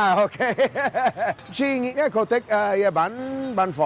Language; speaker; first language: Vietnamese; non-native, learner; English